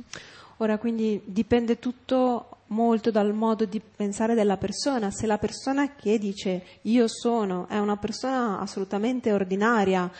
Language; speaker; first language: Italian; native; Italian